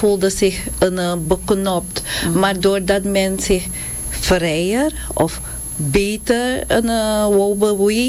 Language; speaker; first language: Dutch; non-native, local second language; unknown